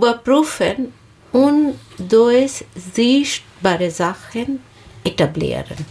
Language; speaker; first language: German; non-native, learner; Bangla